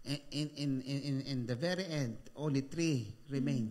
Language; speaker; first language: English; non-native, local second language; Filipino